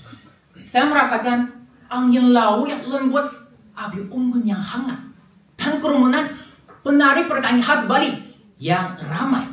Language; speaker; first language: Indonesian; non-native, fluent; Chinese